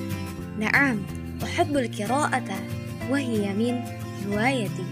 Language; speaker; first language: Arabic; non-native, learner; Indonesian